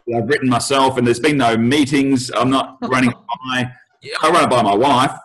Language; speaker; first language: English; native; English